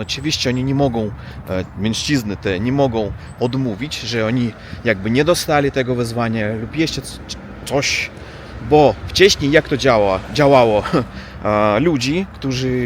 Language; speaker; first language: Polish; non-native, learner; Russian